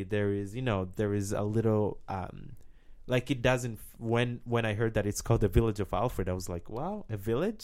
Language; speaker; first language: English; non-native, local second language; Swahili